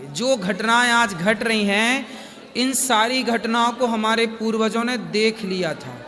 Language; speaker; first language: Hindi; native; Hindi